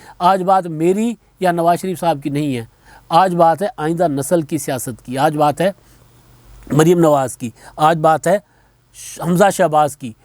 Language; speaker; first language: Urdu; non-native, local second language; Sindhi